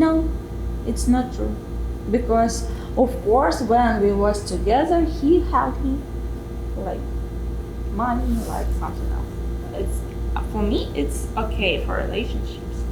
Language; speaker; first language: English; non-native, learner; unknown